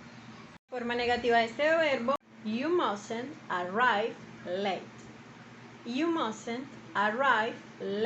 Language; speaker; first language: English; non-native, learner; Spanish